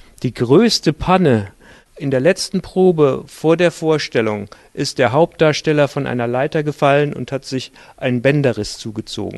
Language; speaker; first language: German; native; German